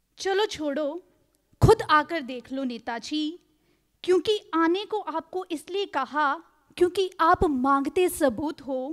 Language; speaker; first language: Hindi; native; Hindi